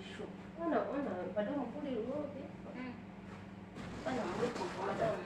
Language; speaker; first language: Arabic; non-native, learner; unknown